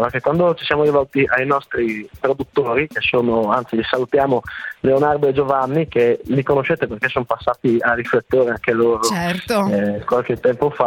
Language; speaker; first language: Italian; native; Italian